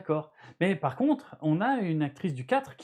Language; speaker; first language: French; native; French